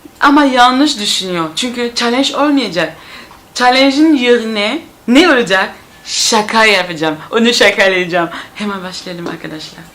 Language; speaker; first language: Turkish; non-native, fluent; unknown